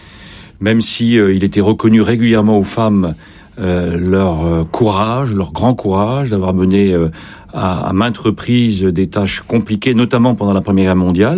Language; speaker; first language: French; native; French